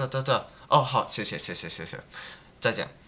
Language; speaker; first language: Chinese; non-native, learner; English